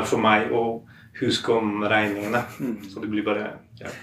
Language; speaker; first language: Norwegian; non-native, fluent; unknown